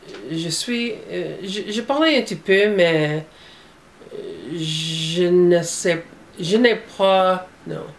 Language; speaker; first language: French; non-native, learner; English